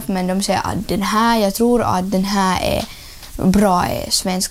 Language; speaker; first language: Swedish; non-native, learner; Russian